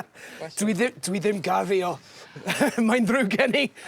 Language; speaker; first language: Welsh; non-native, learner; English